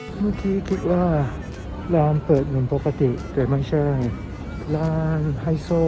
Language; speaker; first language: Thai; non-native, learner; Japanese